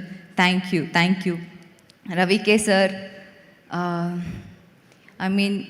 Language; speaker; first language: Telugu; non-native, local second language; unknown